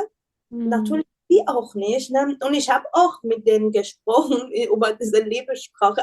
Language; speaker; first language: German; non-native, learner; Persian